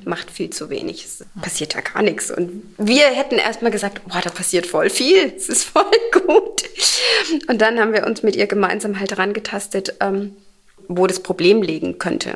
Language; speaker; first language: German; native; German